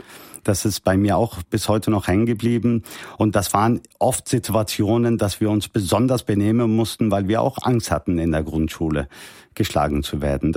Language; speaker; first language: German; early bilingual, heritage; Turkish